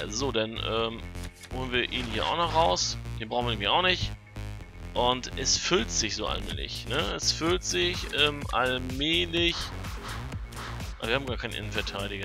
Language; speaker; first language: German; native; German